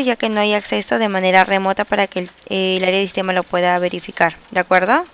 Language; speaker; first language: Spanish; native; Spanish